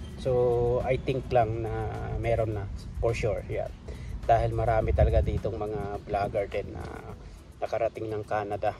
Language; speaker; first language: Filipino; non-native, local second language; Bikol